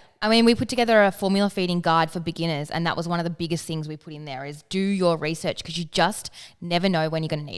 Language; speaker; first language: English; native; English